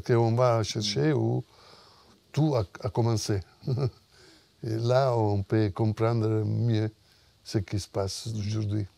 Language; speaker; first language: French; non-native, fluent; Italian